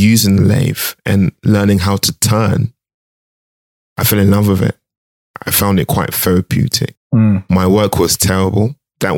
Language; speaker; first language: English; non-native, local second language; Akan